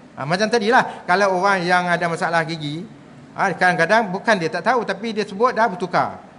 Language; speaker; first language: Malay; native; Malay